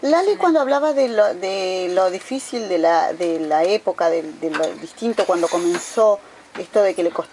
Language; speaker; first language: Spanish; native; Spanish